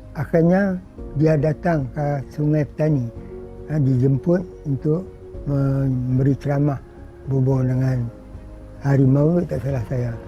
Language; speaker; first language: Malay; native; Malay